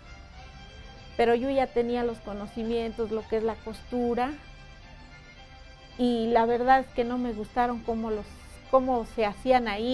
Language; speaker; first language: Spanish; native; Spanish